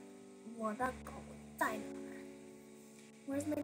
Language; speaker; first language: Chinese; non-native, learner; English